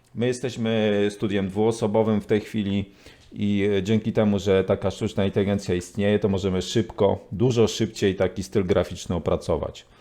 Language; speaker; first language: Polish; native; Polish